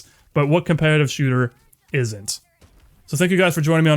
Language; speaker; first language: English; native; English